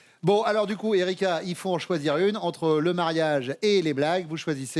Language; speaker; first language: French; native; French